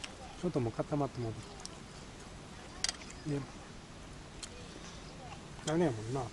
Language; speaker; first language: Japanese; native; Japanese